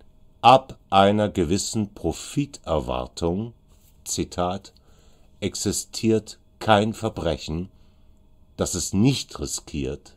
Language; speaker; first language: German; native; German